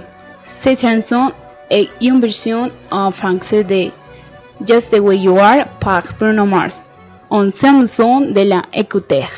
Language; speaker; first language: French; non-native, learner; Spanish